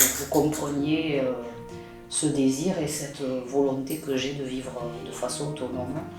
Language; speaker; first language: French; native; French